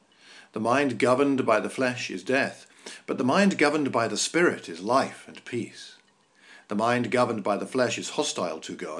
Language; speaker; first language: English; native; English